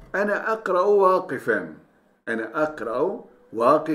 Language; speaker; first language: Arabic; non-native, fluent; Turkish